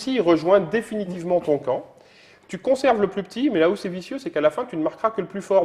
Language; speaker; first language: French; native; French